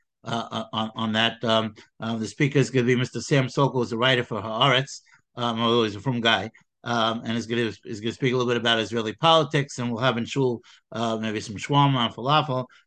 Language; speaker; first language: English; native; English